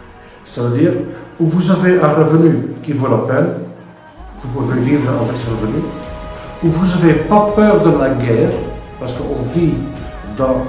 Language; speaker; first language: French; non-native, local second language; Dutch